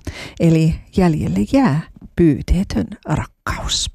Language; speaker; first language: Finnish; native; Finnish